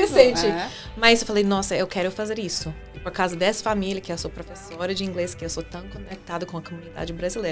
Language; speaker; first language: Portuguese; non-native, fluent; English